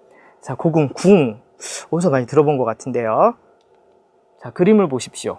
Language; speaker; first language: Korean; native; Korean